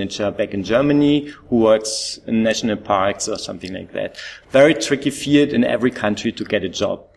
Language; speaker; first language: English; non-native, fluent; German